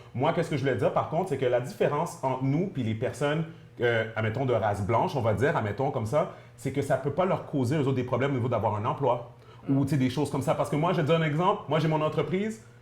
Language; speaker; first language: French; native; French